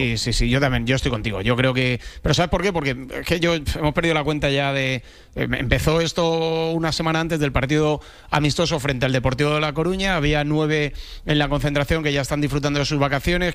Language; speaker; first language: Spanish; native; Spanish